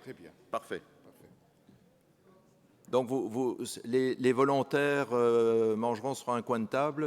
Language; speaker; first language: French; native; French